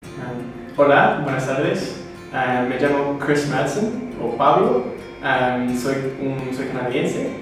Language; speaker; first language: Spanish; non-native, fluent; English